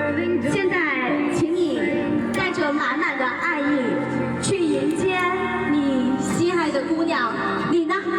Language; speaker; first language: Chinese; native; Chinese